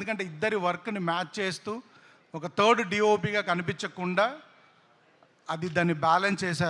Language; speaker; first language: Telugu; native; Telugu